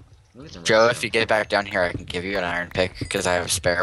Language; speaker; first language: English; native; English